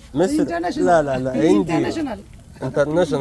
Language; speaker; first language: Arabic; native; Arabic